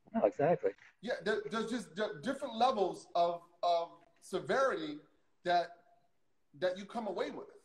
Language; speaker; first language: English; native; English